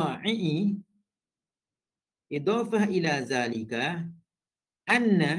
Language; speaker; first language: Arabic; non-native, fluent; Malay